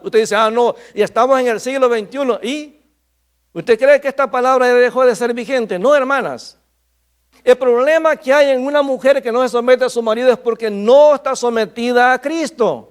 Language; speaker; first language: Spanish; native; Spanish